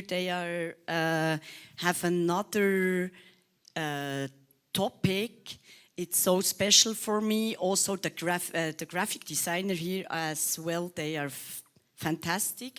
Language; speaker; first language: English; non-native, learner; Swiss German